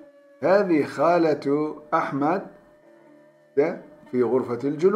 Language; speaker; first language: Arabic; non-native, fluent; Turkish